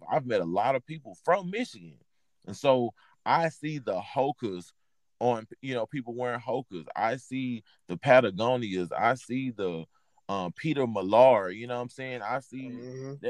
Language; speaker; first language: English; native; English